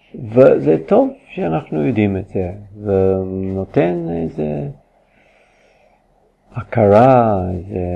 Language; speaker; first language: Hebrew; non-native, fluent; English